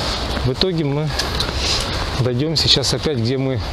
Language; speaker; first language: Russian; native; Russian